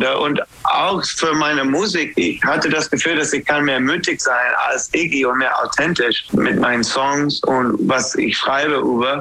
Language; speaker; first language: German; non-native, fluent; English